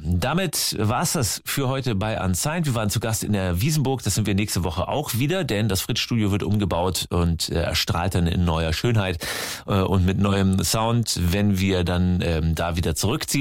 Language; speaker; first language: German; native; German